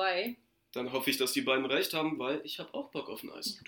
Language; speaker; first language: German; native; German